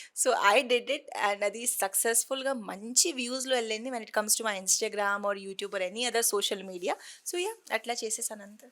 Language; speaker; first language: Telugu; non-native, fluent; Hindi